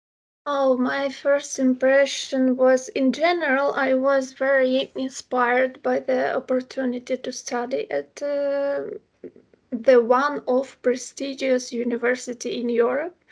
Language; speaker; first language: English; non-native, fluent; Ukrainian